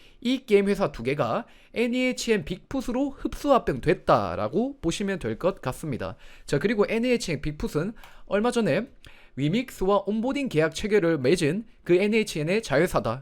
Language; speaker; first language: Korean; native; Korean